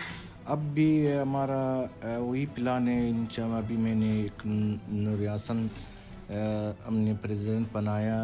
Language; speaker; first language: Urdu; non-native, local second language; Pashto